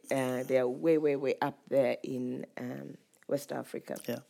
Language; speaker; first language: English; non-native, local second language; Ganda